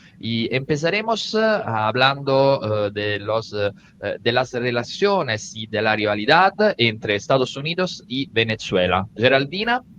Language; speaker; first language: Spanish; non-native, fluent; Italian